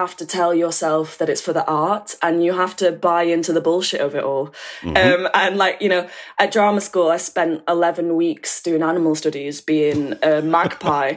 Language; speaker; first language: English; native; English